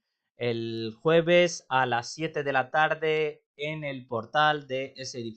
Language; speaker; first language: Spanish; non-native, fluent; Urdu